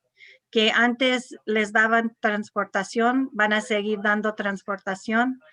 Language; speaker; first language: Spanish; non-native, local second language; English